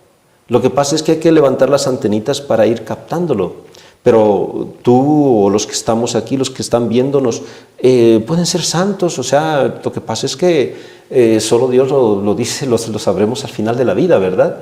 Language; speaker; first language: Spanish; native; Spanish